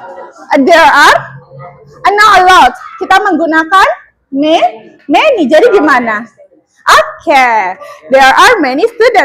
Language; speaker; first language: English; non-native, learner; Indonesian